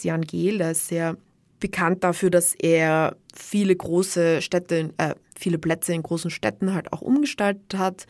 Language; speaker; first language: German; native; German